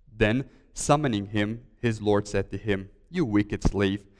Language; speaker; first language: English; early bilingual, other home language; Romanian